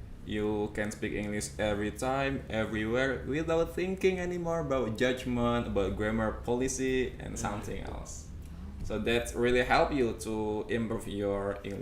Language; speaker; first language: English; non-native, fluent; Indonesian